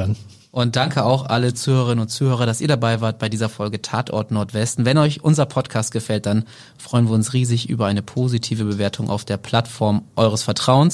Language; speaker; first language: German; native; German